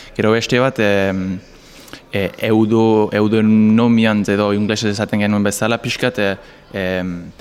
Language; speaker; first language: Basque; non-native, fluent; English